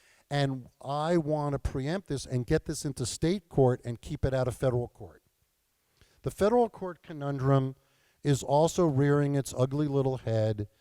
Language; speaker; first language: English; native; English